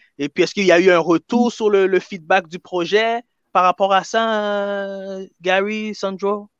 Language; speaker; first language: French; native; French